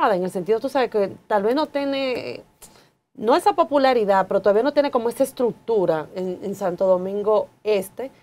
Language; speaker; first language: Spanish; native; Spanish